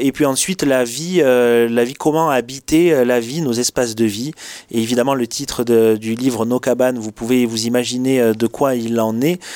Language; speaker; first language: French; native; French